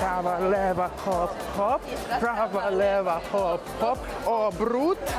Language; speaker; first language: Polish; non-native, fluent; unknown